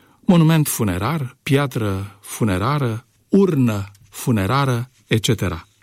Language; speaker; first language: Romanian; native; Romanian